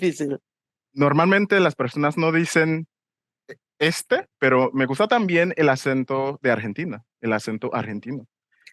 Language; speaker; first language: Spanish; non-native, fluent; English